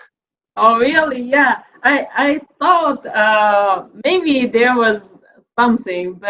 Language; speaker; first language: English; non-native, learner; Japanese